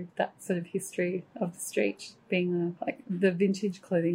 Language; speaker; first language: English; native; English